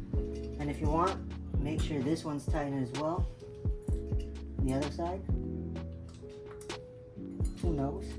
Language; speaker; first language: English; native; English